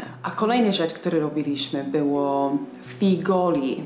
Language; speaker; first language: Polish; non-native, fluent; English